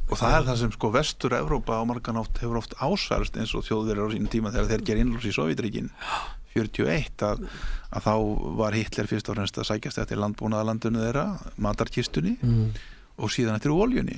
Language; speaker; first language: Icelandic; native; Icelandic